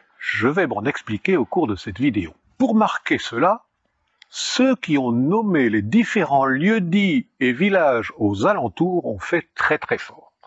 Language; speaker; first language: French; native; French